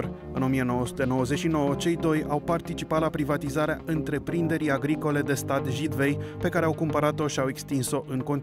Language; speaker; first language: Romanian; native; Romanian